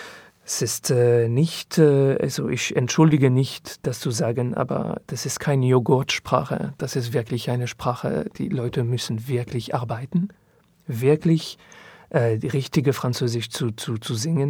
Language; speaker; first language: German; non-native, learner; French